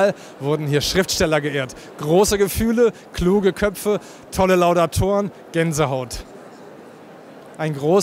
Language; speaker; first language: German; native; German